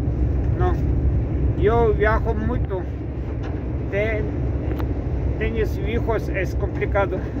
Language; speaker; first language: Spanish; non-native, learner; Russian